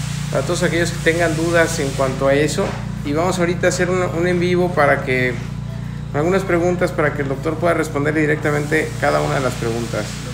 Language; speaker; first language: Spanish; native; Spanish